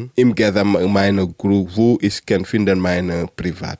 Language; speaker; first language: German; non-native, learner; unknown